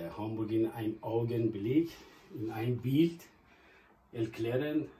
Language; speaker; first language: German; non-native, learner; Persian